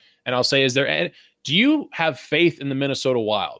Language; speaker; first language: English; native; English